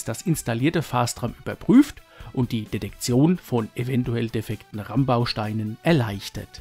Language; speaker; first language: German; native; German